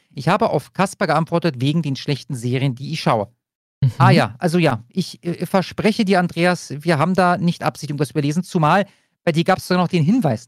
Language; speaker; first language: German; native; German